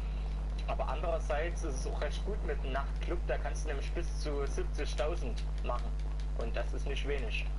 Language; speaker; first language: German; native; German